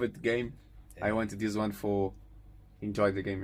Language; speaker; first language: English; non-native, learner; Portuguese